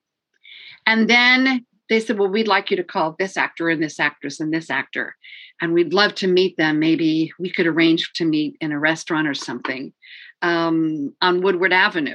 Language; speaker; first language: English; native; English